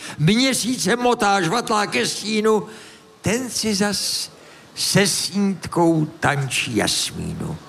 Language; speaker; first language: Czech; native; Czech